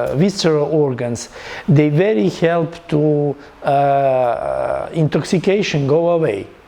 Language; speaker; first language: English; non-native, learner; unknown